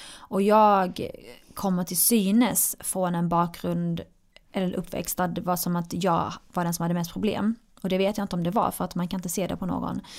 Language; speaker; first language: Swedish; early bilingual, other home language; Arabic